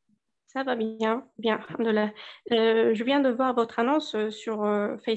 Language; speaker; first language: French; non-native, learner; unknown